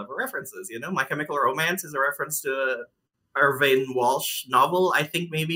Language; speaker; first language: English; non-native, fluent; Indonesian